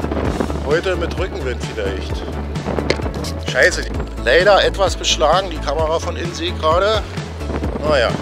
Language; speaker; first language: German; native; German